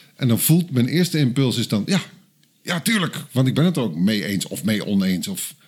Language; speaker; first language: Dutch; native; Dutch